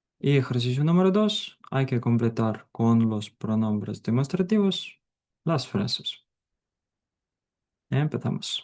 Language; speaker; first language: Spanish; non-native, fluent; Ukrainian